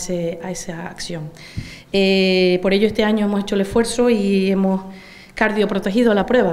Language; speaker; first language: Spanish; native; Spanish